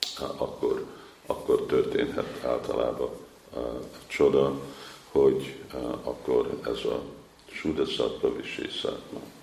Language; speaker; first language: Hungarian; early bilingual, heritage; Hungarian